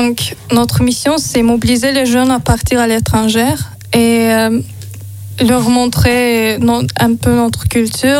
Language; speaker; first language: French; non-native, learner; Azerbaijani